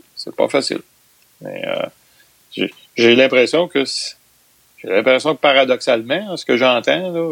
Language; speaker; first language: French; native; French